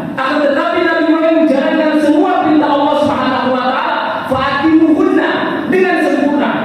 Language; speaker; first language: Indonesian; native; Indonesian